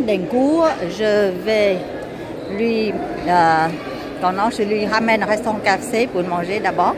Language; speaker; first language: French; non-native, learner; Vietnamese